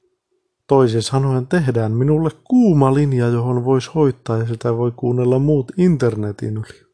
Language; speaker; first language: Finnish; native; Finnish